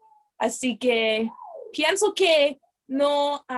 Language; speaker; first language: Spanish; non-native, learner; English